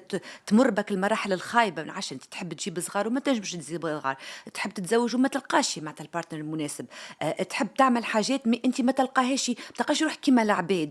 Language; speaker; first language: Arabic; native; Arabic